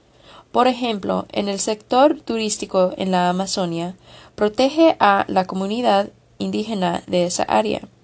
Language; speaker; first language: Spanish; non-native, fluent; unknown